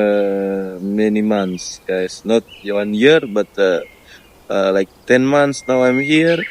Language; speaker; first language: English; non-native, learner; Indonesian